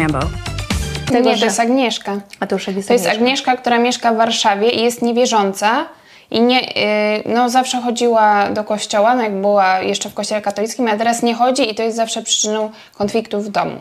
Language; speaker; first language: Polish; native; Polish